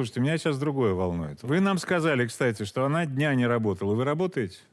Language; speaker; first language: Russian; native; Russian